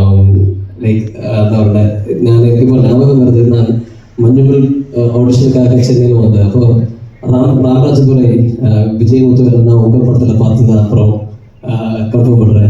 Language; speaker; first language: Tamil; non-native, learner; Malayalam